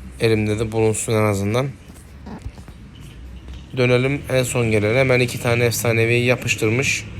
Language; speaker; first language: Turkish; native; Turkish